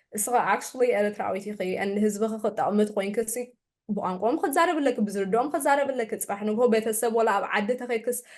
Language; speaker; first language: Tigrinya; early bilingual, heritage; Tigrinya